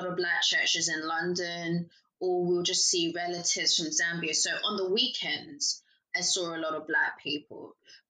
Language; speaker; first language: English; native; English